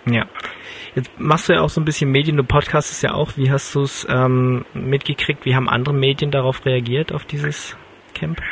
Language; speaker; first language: German; native; German